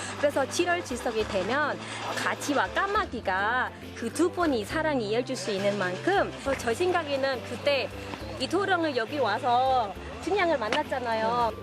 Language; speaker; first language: Korean; non-native, fluent; Khmer